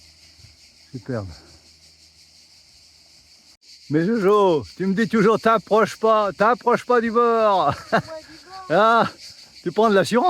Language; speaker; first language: French; native; French